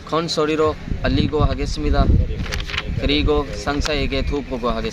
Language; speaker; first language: Korean; non-native, learner; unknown